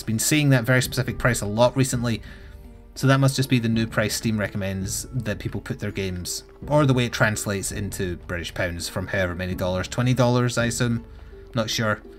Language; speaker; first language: English; native; English